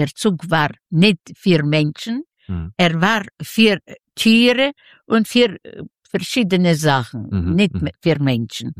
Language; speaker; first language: German; non-native, fluent; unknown